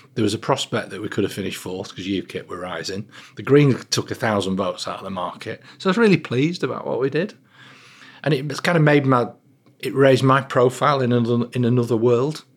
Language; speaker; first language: English; native; English